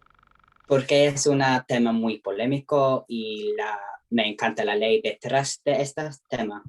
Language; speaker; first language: Spanish; non-native, learner; English